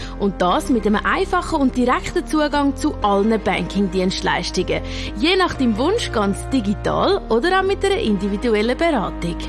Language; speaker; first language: German; native; German